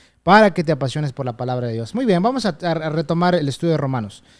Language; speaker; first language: Spanish; native; Spanish